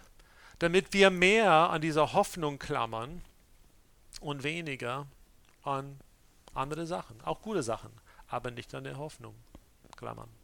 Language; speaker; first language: German; non-native, fluent; English